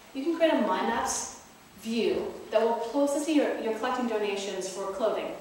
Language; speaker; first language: English; native; English